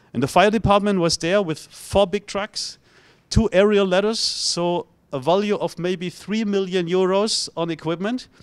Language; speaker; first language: English; non-native, fluent; German